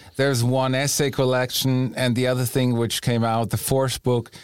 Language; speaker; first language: English; non-native, fluent; German